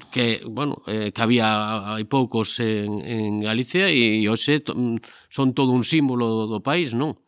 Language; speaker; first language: Galician; native; Galician